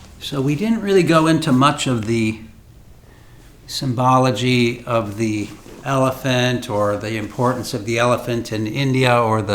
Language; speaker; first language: English; native; English